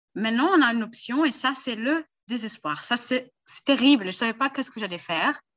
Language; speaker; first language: French; early bilingual, heritage; Portuguese